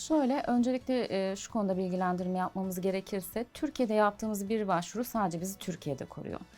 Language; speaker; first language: Turkish; native; Turkish